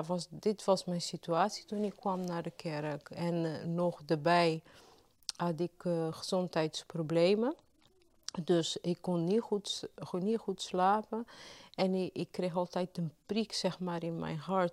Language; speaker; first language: Dutch; non-native, fluent; Portuguese